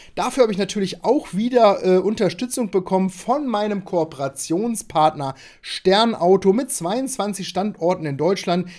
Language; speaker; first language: German; native; German